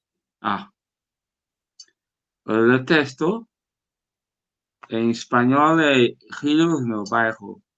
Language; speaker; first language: Spanish; non-native, learner; Portuguese